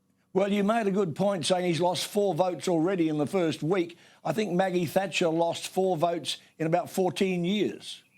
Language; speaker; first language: English; native; English